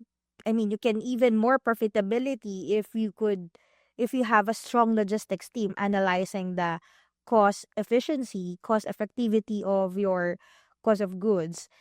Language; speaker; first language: English; non-native, local second language; Filipino